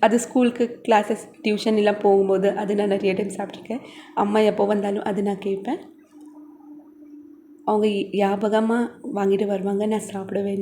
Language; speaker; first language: Tamil; non-native, local second language; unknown